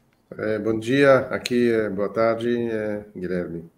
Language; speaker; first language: Portuguese; non-native, fluent; Hebrew